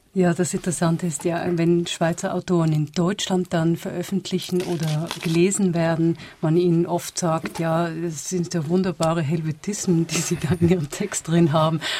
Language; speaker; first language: German; native; German